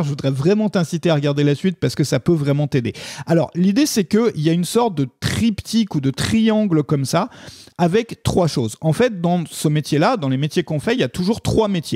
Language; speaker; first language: French; native; French